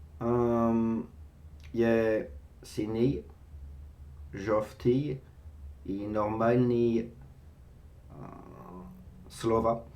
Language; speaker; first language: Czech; non-native, learner; French